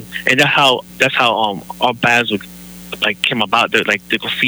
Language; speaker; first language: English; native; English